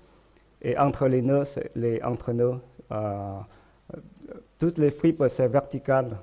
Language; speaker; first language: French; non-native, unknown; Vietnamese